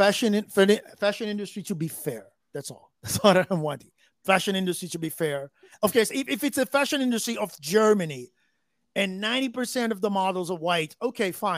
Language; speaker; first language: English; non-native, fluent; Portuguese